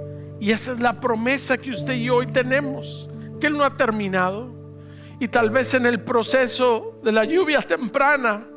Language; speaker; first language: Spanish; native; Spanish